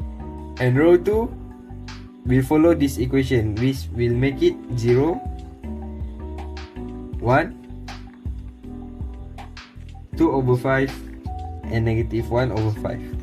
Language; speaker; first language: English; non-native, local second language; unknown